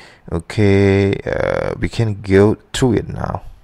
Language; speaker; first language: English; non-native, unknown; Lao